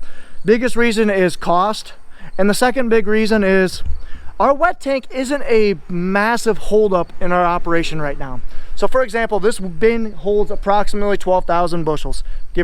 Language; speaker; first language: English; native; English